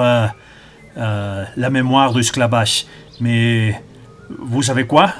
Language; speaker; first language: French; non-native, learner; Spanish